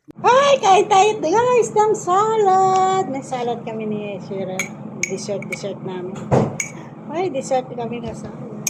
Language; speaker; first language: Filipino; non-native, local second language; Hiligaynon